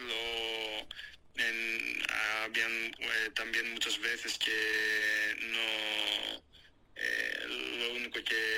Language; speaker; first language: Spanish; non-native, fluent; Greek